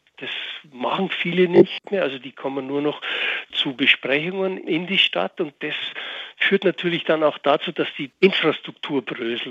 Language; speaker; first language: German; native; German